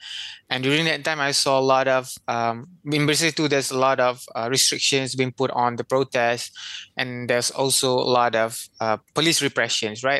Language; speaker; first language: English; non-native, local second language; Malay